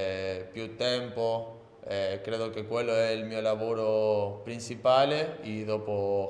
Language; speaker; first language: Italian; non-native, learner; Spanish